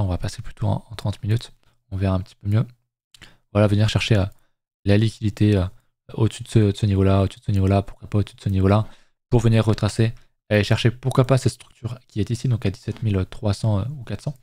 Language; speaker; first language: French; native; French